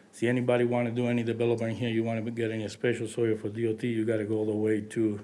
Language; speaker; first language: English; non-native, learner; Spanish